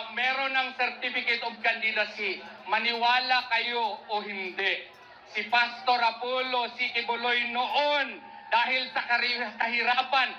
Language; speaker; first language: Filipino; non-native, local second language; Cebuano